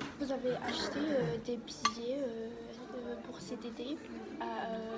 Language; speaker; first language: French; non-native, learner; Vietnamese